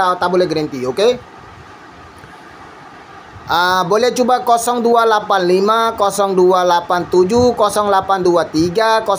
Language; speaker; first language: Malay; non-native, learner; Bangla